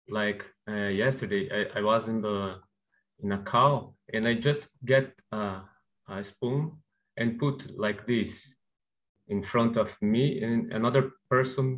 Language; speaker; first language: English; non-native, learner; Portuguese